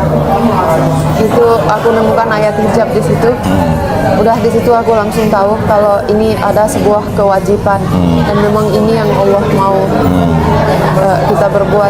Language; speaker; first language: Indonesian; non-native, fluent; Finnish